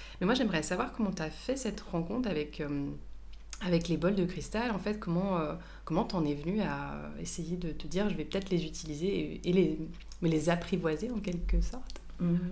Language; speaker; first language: French; native; French